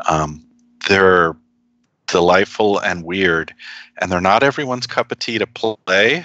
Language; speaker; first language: English; native; English